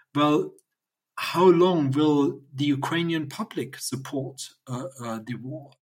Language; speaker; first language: English; non-native, fluent; German